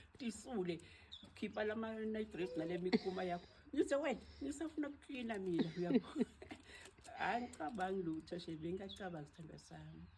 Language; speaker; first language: Zulu; non-native, local second language; Swati